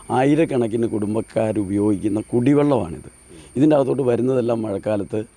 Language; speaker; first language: Malayalam; native; Malayalam